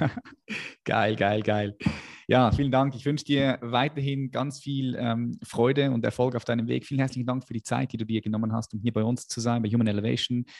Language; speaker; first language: German; native; German